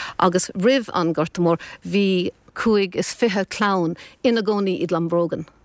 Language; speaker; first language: Irish; non-native, local second language; English